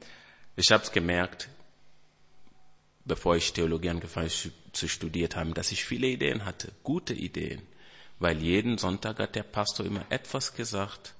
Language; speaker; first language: German; non-native, fluent; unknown